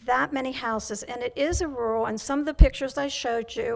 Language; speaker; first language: English; native; English